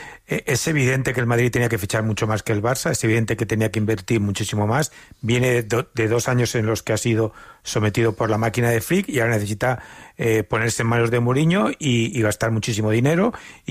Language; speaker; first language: Spanish; native; Spanish